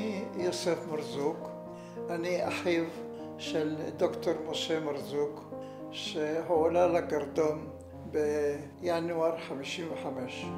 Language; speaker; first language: Hebrew; non-native, fluent; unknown